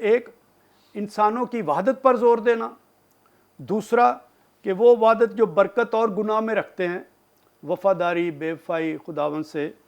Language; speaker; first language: Urdu; non-native, local second language; Punjabi